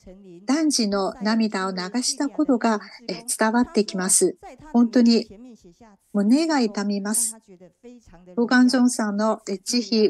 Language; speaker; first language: Japanese; non-native, fluent; Chinese